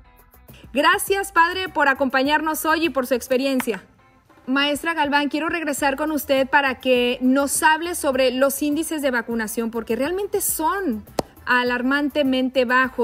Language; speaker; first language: Spanish; native; Spanish